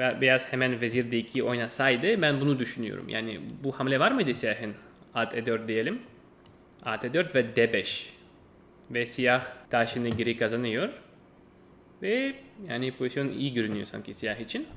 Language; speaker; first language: Turkish; non-native, fluent; Russian